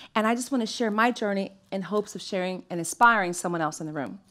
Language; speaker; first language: English; native; English